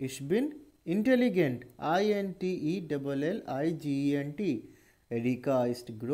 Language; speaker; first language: German; non-native, learner; Hindi